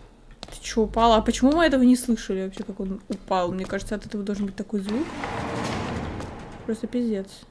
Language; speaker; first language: Russian; native; Russian